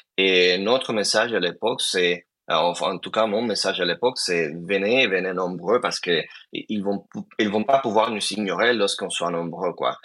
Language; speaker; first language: French; non-native, fluent; Spanish